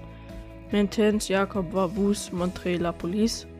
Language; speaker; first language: French; non-native, learner; German